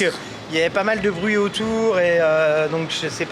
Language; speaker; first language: French; native; French